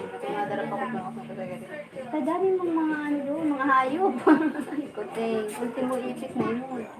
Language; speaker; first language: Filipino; non-native, local second language; Bikol